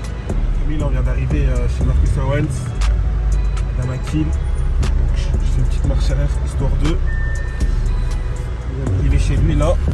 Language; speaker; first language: French; native; French